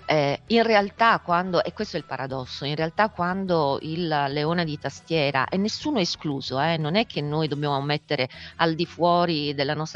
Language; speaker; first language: Italian; native; Italian